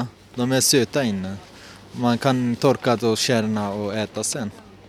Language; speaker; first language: Swedish; non-native, learner; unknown